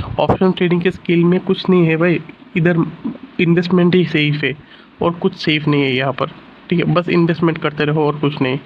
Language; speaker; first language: Hindi; non-native, local second language; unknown